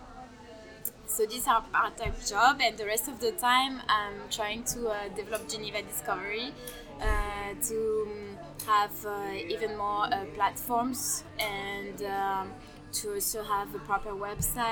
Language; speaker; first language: English; non-native, fluent; French